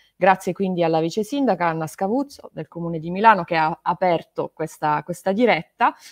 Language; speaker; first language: Italian; native; Italian